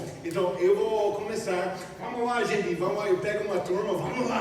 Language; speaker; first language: Portuguese; non-native, fluent; English